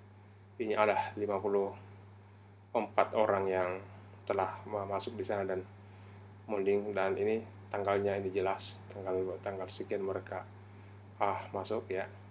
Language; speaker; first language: Indonesian; native; Indonesian